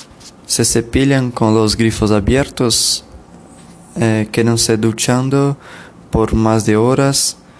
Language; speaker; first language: Spanish; non-native, learner; Portuguese